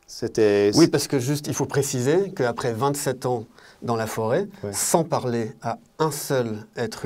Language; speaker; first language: French; native; French